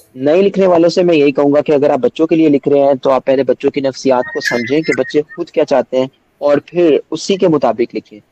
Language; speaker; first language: Urdu; non-native, local second language; Punjabi